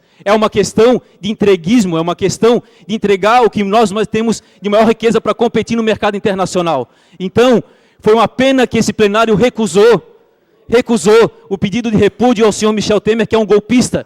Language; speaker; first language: Portuguese; native; Portuguese